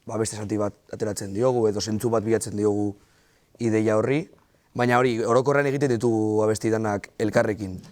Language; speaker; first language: Basque; non-native, local second language; Spanish